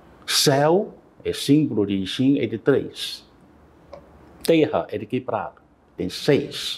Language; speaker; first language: Portuguese; non-native, learner; Chinese